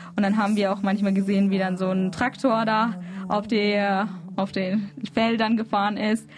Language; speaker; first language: German; early bilingual, other home language; Arabic